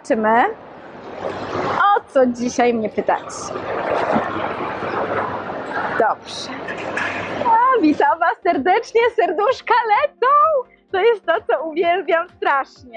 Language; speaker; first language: Polish; native; Polish